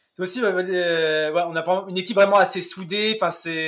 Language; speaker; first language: French; native; French